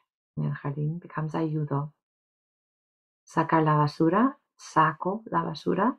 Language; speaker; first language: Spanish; non-native, fluent; English